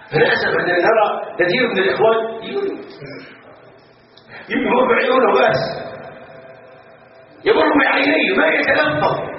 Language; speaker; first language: Arabic; native; Arabic